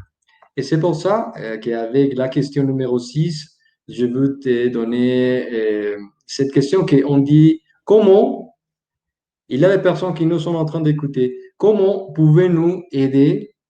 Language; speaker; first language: French; non-native, learner; Spanish